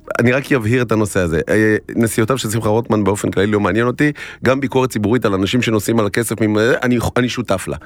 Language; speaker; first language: Hebrew; native; Hebrew